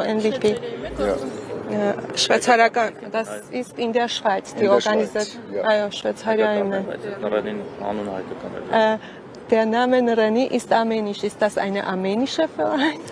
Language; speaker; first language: German; non-native, fluent; Armenian